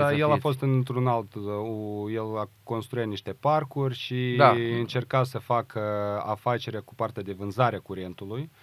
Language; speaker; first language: Romanian; non-native, local second language; Russian